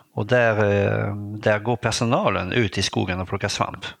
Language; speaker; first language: Swedish; non-native, fluent; French